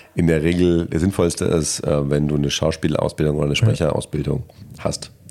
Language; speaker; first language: German; native; German